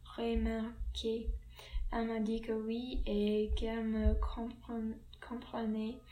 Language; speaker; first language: French; non-native, learner; English